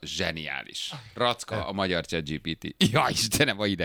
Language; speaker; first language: Hungarian; native; Hungarian